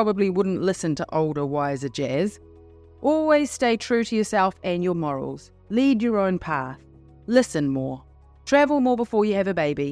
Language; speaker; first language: English; native; English